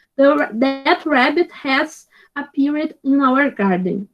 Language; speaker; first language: English; non-native, fluent; Portuguese